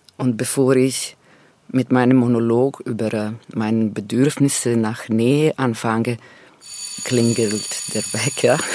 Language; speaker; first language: German; non-native, fluent; Serbian